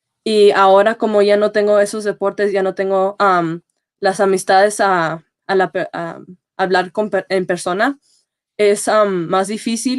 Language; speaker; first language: Spanish; early bilingual, heritage; Spanish